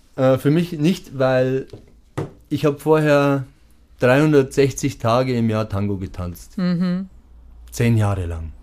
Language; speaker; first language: German; early bilingual, other home language; Turkish